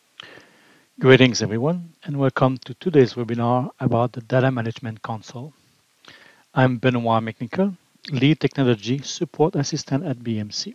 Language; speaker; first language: English; non-native, fluent; French